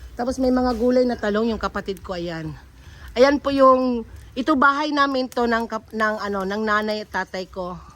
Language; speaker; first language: Filipino; non-native, local second language; Cebuano